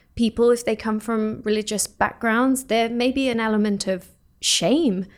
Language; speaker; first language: English; native; English